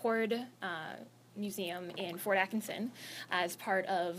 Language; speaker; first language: English; native; English